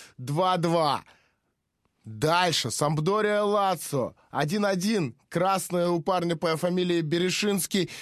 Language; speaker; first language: Russian; native; Russian